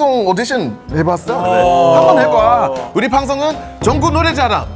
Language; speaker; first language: Korean; non-native, learner; English